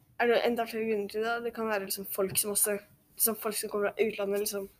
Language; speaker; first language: Norwegian; native; Norwegian